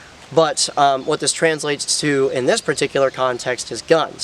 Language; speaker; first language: English; native; English